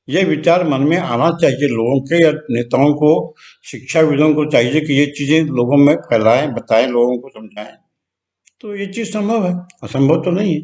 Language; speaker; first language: Hindi; non-native, local second language; Telugu